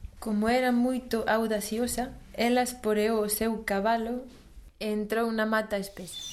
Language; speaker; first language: Galician; native; Galician